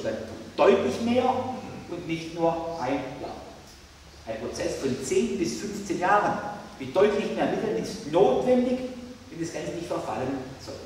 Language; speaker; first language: German; native; German